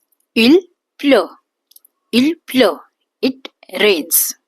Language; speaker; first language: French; non-native, fluent; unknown